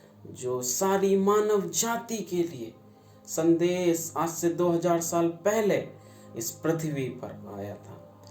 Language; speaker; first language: Hindi; native; Hindi